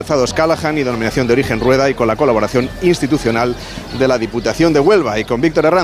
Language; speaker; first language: Spanish; native; Spanish